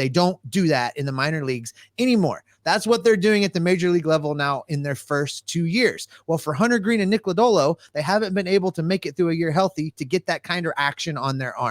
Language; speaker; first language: English; native; English